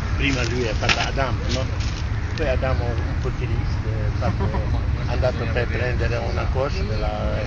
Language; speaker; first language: Italian; non-native, fluent; Tibetan